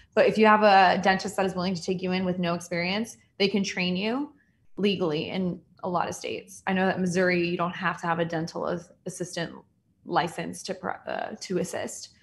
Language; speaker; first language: English; native; English